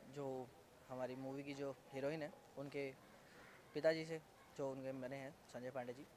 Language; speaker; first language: Hindi; native; Hindi